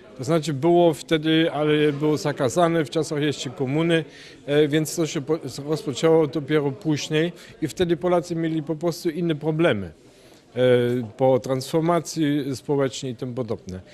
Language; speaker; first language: Polish; non-native, fluent; German